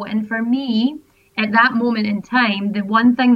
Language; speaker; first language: English; native; English